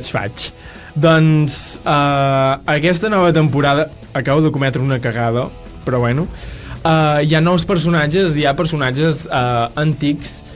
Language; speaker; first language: Catalan; native; Catalan